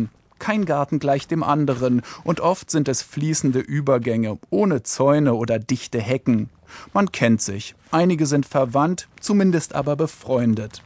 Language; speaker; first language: German; native; German